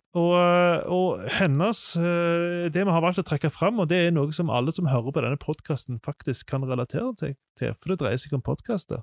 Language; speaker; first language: Norwegian; native; Norwegian